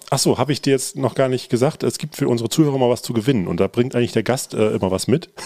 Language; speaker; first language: German; native; German